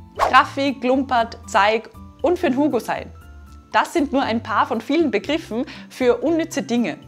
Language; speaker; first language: German; native; German